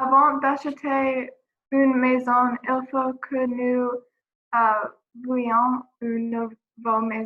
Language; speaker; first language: French; non-native, learner; English